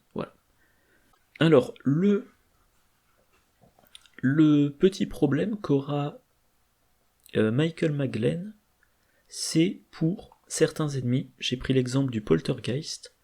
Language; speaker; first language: French; native; French